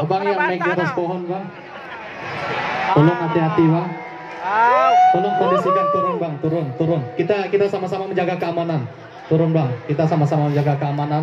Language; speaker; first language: Indonesian; native; Indonesian